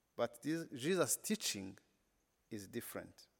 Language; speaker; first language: English; non-native, local second language; Kinyarwanda